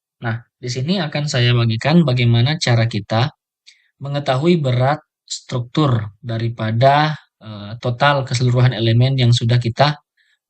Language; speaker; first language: Indonesian; native; Indonesian